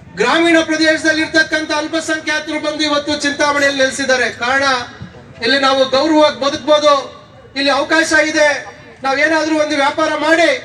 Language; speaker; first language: Kannada; native; Kannada